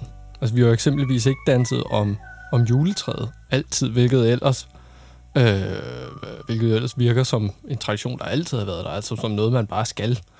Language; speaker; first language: Danish; native; Danish